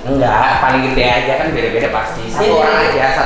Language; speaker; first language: Indonesian; native; Indonesian